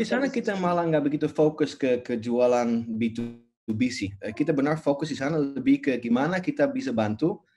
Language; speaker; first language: Indonesian; non-native, fluent; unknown